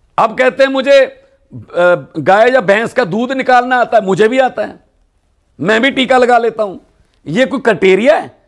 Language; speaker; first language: Hindi; non-native, local second language; Punjabi